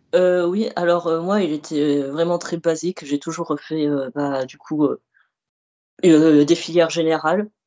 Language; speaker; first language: French; early bilingual, other home language; Arabic